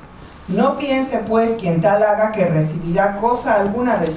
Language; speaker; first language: Spanish; native; Spanish